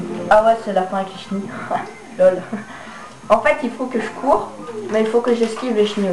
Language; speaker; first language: French; native; French